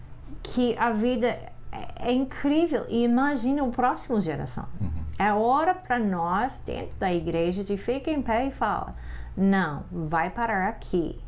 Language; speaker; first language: Portuguese; non-native, fluent; English